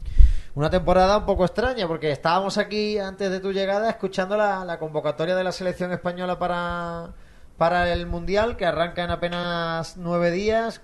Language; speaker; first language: Spanish; native; Spanish